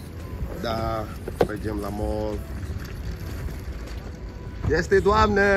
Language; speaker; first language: Romanian; non-native, learner; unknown